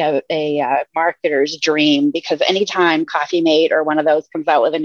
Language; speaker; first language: English; native; English